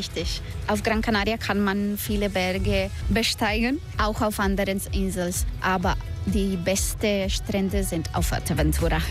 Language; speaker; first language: German; non-native, learner; Croatian